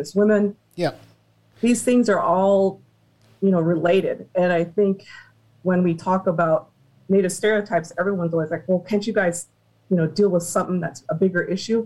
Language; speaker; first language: English; native; English